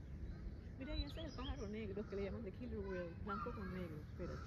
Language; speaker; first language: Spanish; early bilingual, heritage; Spanish